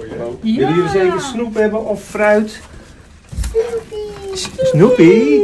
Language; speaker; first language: Dutch; native; Dutch